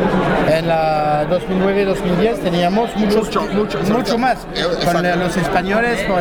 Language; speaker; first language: Spanish; non-native, fluent; French